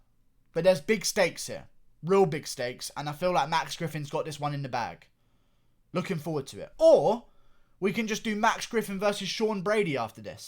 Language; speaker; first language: English; native; English